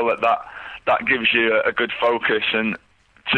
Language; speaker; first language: English; native; English